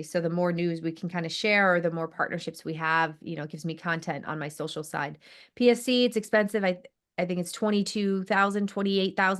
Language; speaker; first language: English; native; English